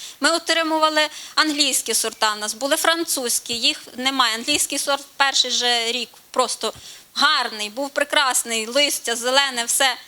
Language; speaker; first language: Ukrainian; native; Ukrainian